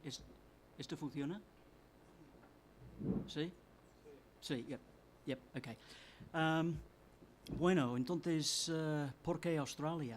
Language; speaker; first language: Spanish; non-native, fluent; English